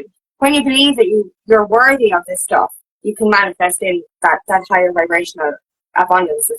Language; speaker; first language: English; native; English